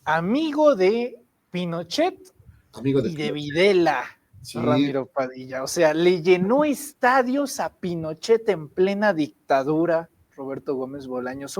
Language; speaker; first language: Spanish; native; Spanish